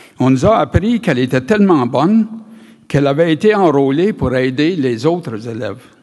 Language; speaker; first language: French; native; French